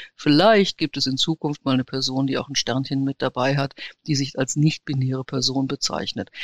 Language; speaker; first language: German; native; German